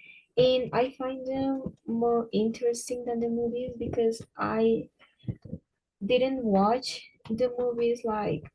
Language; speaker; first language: English; non-native, fluent; Spanish